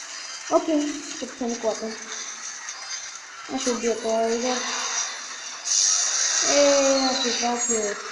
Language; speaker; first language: Bulgarian; native; Bulgarian